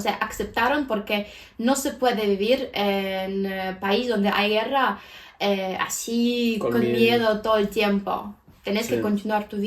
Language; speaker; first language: Spanish; non-native, fluent; Ukrainian